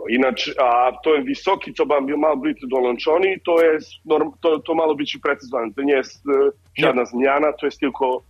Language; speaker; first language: Polish; non-native, learner; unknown